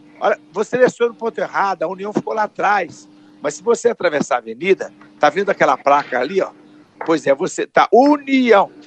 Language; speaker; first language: Portuguese; native; Portuguese